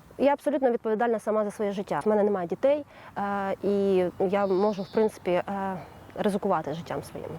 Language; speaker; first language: Ukrainian; native; Ukrainian